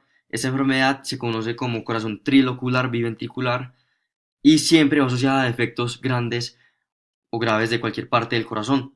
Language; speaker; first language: Spanish; native; Spanish